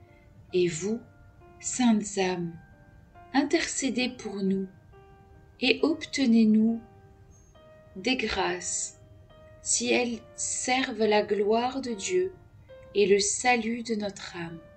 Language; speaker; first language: French; native; French